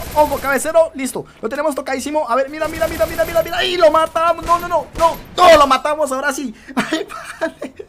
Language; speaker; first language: Spanish; native; Spanish